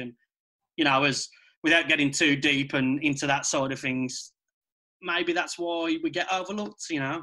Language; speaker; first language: English; native; English